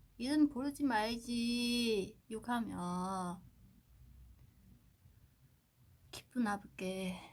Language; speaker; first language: Korean; non-native, learner; Chinese